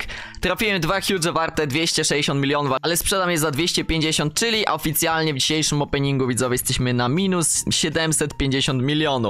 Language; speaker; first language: Polish; native; Polish